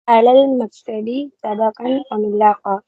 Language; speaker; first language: Arabic; non-native, learner; Tamil